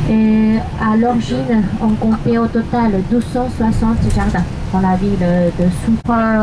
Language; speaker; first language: French; non-native, fluent; Chinese